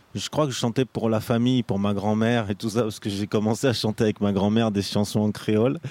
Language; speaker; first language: French; native; French